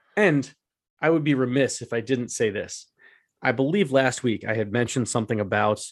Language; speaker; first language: English; native; English